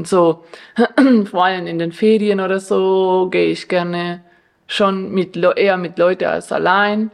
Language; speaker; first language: German; non-native, fluent; Spanish